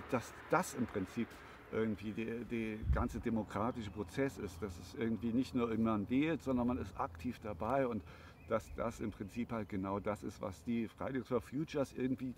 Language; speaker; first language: German; native; German